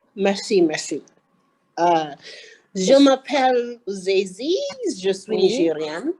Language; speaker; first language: French; non-native, learner; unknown